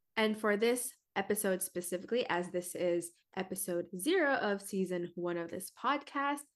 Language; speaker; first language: English; early bilingual, other home language; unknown